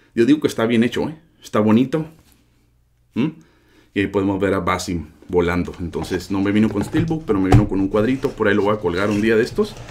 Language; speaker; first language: Spanish; native; Spanish